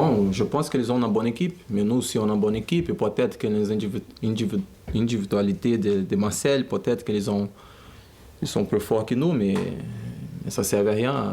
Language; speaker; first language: French; non-native, learner; Portuguese